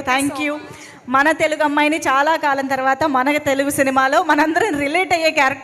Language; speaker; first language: Telugu; native; Telugu